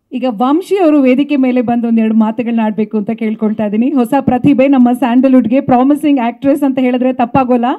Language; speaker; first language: Kannada; native; Kannada